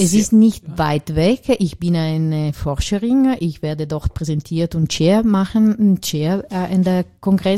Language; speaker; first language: German; non-native, learner; Italian